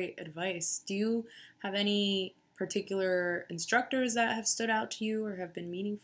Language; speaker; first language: English; native; English